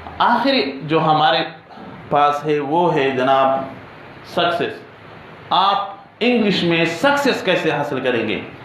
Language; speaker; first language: Urdu; non-native, local second language; Pashto